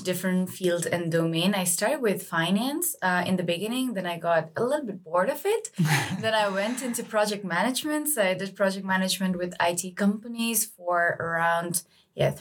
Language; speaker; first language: English; non-native, local second language; Nepali